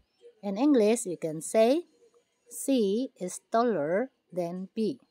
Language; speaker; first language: English; non-native, fluent; Indonesian